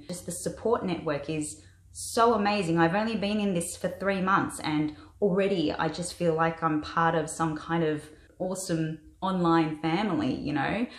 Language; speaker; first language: English; native; English